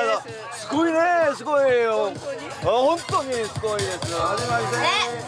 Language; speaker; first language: Japanese; non-native, learner; Korean